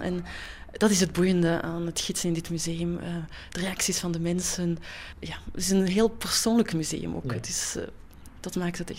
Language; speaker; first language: Dutch; native; Dutch